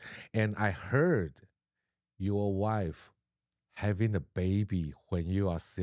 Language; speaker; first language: English; non-native, learner; Chinese